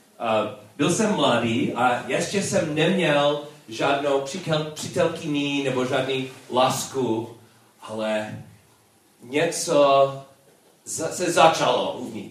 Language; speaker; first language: Czech; non-native, learner; English